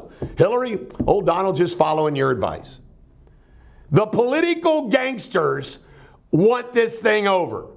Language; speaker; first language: English; native; English